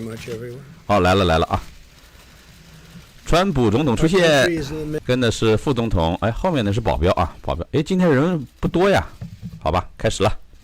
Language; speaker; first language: Chinese; native; Chinese